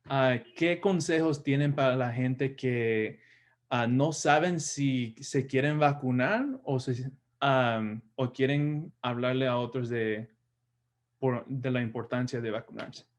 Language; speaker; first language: Spanish; early bilingual, heritage; Spanish